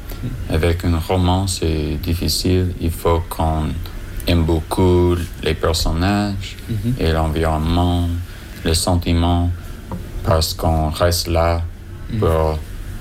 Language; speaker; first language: French; non-native, learner; English